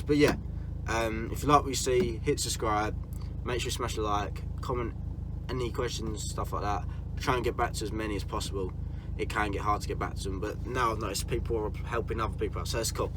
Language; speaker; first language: English; native; English